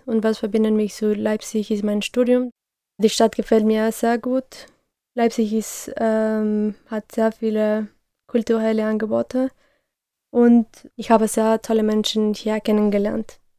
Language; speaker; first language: German; non-native, fluent; Spanish